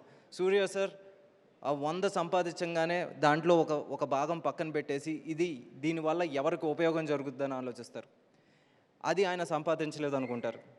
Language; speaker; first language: Telugu; native; Telugu